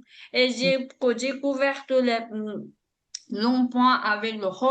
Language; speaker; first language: French; non-native, learner; Tibetan